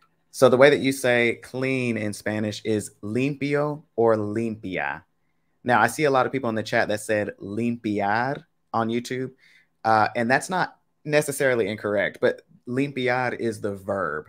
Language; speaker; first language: English; native; English